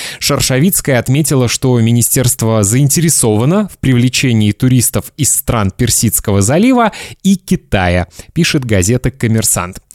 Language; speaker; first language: Russian; native; Russian